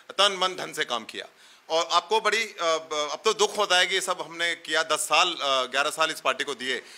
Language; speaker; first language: Hindi; native; Hindi